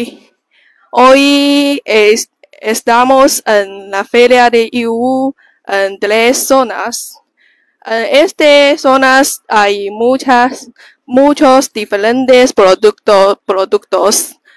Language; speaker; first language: Spanish; non-native, learner; Chinese